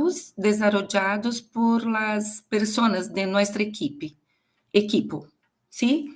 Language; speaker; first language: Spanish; non-native, learner; Portuguese